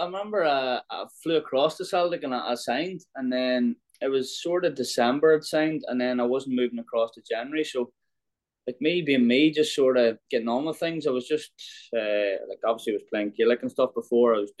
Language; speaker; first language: English; native; English